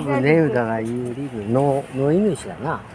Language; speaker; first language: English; non-native, learner; Japanese